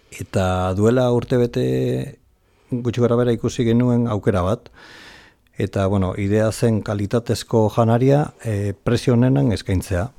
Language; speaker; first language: Basque; non-native, local second language; Spanish